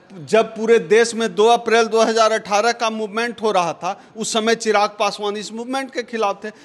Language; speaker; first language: Hindi; native; Hindi